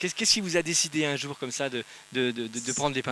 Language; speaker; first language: French; native; French